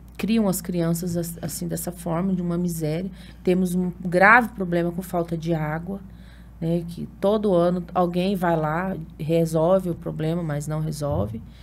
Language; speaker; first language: Portuguese; native; Portuguese